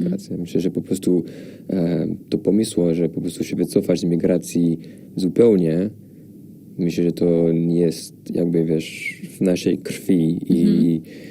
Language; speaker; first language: Polish; non-native, fluent; French